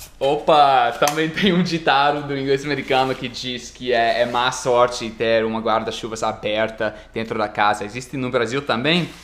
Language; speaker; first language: Portuguese; non-native, fluent; English